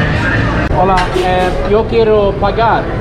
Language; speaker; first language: Spanish; non-native, learner; Swedish